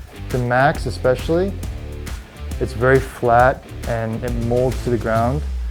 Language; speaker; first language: English; native; English